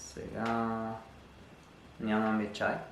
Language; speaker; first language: Bulgarian; non-native, learner; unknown